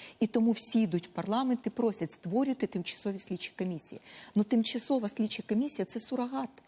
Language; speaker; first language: Ukrainian; non-native, local second language; Russian